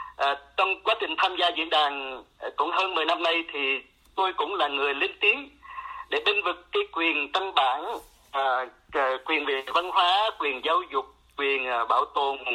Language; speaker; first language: Vietnamese; non-native, local second language; Eastern Cham